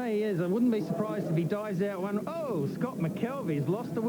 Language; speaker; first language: English; native; English